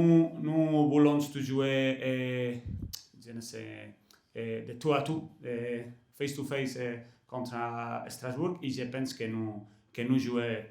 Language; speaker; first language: French; non-native, learner; Catalan